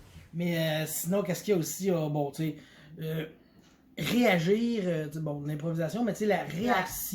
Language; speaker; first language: French; native; French